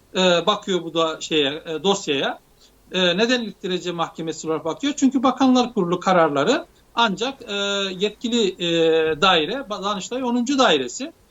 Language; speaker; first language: Turkish; native; Turkish